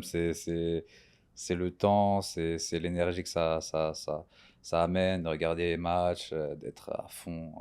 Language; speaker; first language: French; native; French